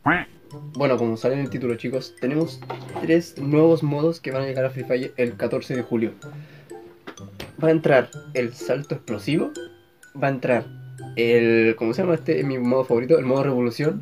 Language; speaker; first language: Spanish; native; Spanish